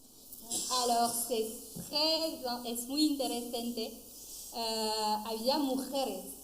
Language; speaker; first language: Spanish; non-native, fluent; French